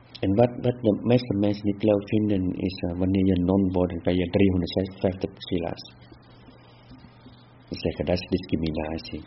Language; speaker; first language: Dutch; non-native, fluent; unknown